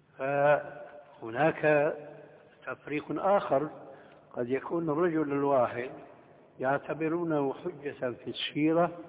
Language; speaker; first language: Arabic; early bilingual, other home language; Albanian